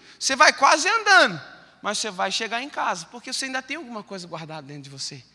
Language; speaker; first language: Portuguese; native; Portuguese